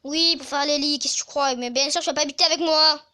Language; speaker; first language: French; native; French